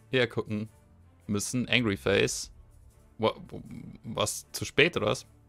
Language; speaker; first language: German; native; German